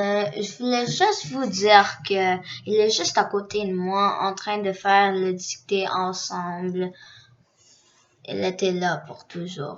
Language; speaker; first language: French; early bilingual, other home language; Korean